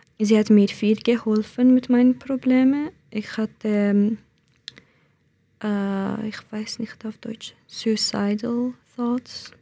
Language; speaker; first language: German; non-native, learner; Central Kurdish